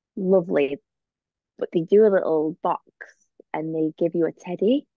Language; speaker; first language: English; native; English